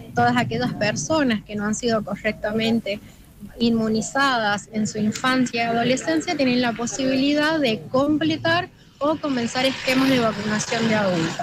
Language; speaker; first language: Spanish; native; Spanish